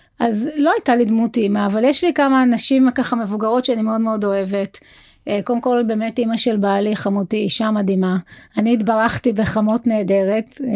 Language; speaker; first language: Hebrew; native; Hebrew